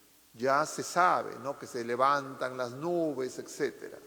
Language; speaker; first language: Spanish; native; Spanish